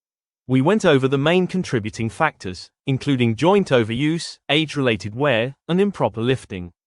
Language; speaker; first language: English; non-native, fluent; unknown